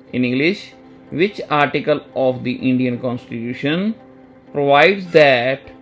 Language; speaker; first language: English; non-native, local second language; Punjabi